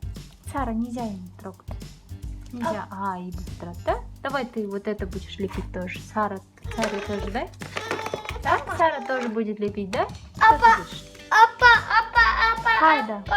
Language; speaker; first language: Russian; non-native, local second language; Kazakh